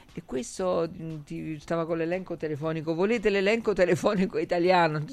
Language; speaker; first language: Italian; native; Italian